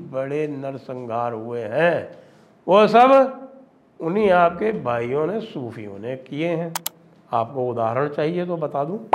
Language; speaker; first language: Hindi; native; Hindi